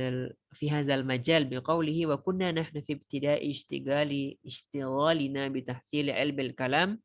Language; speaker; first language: Arabic; non-native, fluent; Indonesian